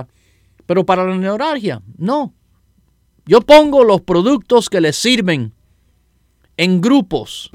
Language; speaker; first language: Spanish; native; Spanish